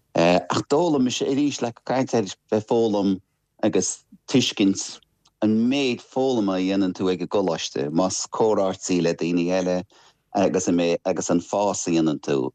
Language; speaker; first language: Irish; non-native, local second language; English